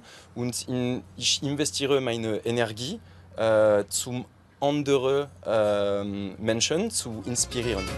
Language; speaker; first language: German; non-native, learner; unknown